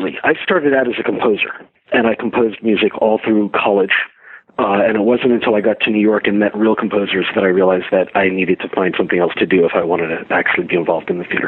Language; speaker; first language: English; native; English